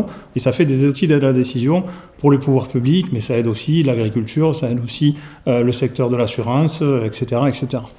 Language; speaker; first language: French; native; French